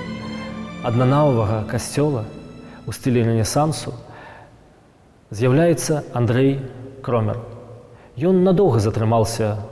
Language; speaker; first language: Belarusian; native; Belarusian